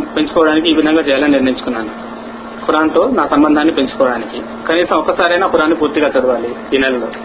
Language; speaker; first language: Telugu; non-native, local second language; Urdu